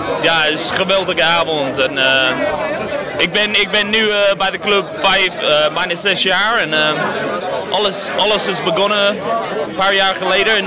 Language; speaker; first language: Dutch; non-native, learner; English